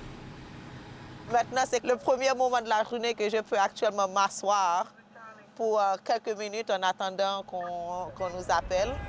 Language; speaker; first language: French; early bilingual, heritage; French